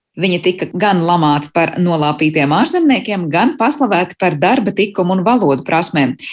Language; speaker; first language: Latvian; native; Latvian